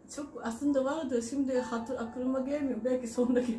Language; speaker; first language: Turkish; non-native, fluent; Japanese